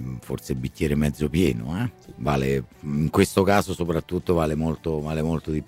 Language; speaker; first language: Italian; native; Italian